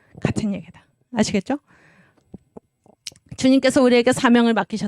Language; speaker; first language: Korean; native; Korean